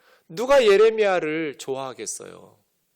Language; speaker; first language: Korean; native; Korean